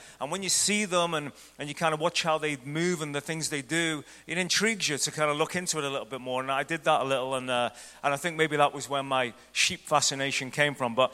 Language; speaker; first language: English; native; English